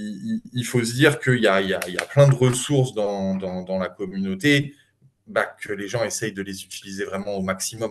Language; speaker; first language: French; native; French